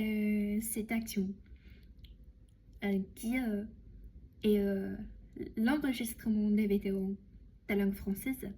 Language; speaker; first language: French; non-native, learner; Chinese